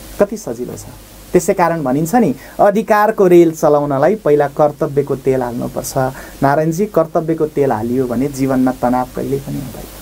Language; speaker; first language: Nepali; native; Nepali